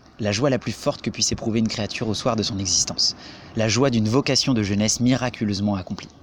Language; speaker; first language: French; native; French